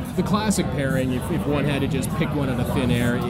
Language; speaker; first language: English; native; English